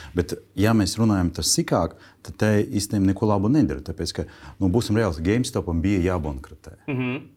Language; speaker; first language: Latvian; non-native, local second language; Russian